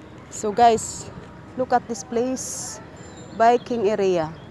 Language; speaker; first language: English; non-native, local second language; Filipino